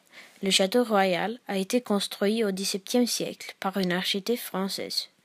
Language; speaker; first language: French; non-native, learner; Swedish